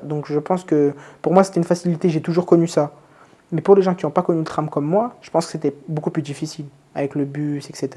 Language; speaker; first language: French; native; French